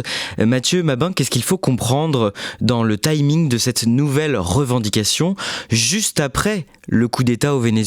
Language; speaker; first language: French; native; French